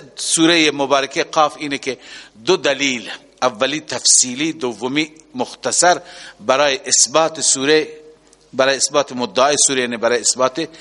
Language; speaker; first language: Persian; native; Persian